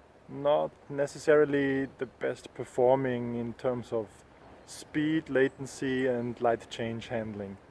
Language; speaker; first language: English; non-native, fluent; German